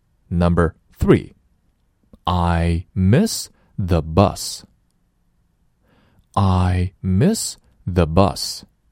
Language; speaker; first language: English; non-native, fluent; Chinese